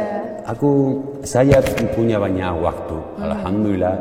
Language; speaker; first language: Indonesian; non-native, learner; Spanish